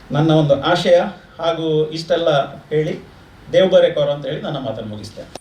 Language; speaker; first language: Kannada; non-native, local second language; Konkani